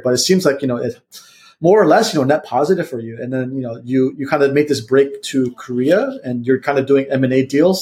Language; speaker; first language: English; early bilingual, other home language; Vietnamese